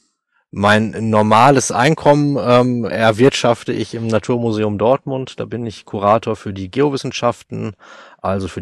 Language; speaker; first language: German; native; German